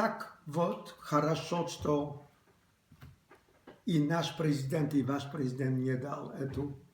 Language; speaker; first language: Russian; early bilingual, other home language; Polish